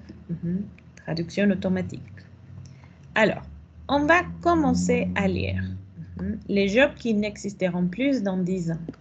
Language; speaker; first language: French; non-native, fluent; Spanish